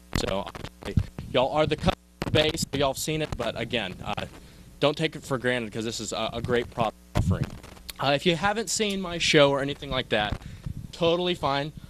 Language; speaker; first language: English; native; English